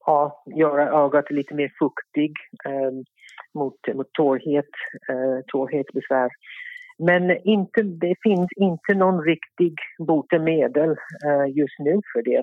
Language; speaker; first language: Swedish; non-native, fluent; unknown